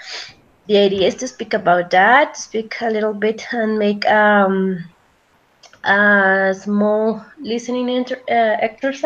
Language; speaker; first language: English; non-native, fluent; Spanish